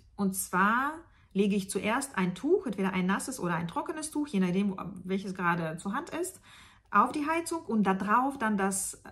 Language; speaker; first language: German; non-native, fluent; Russian